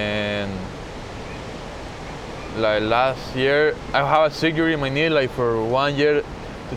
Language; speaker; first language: English; non-native, learner; Spanish